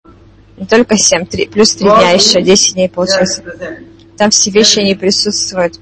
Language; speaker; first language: Russian; non-native, fluent; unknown